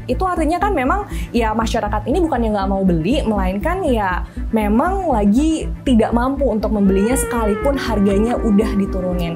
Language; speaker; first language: Indonesian; native; Indonesian